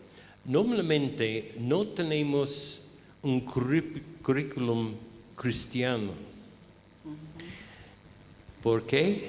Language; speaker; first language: Spanish; non-native, fluent; English